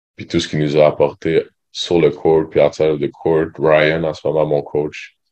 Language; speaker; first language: French; native; French